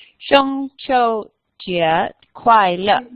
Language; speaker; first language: Chinese; non-native, learner; English